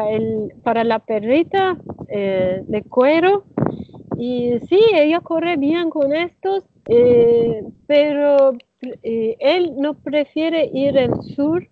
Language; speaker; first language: Spanish; non-native, learner; Turkish